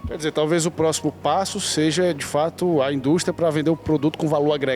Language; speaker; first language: Portuguese; native; Portuguese